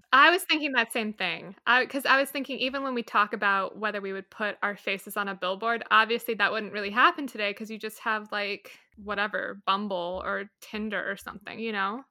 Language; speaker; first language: English; native; English